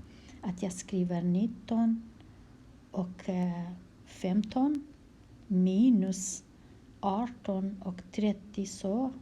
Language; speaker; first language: Swedish; non-native, fluent; Kurdish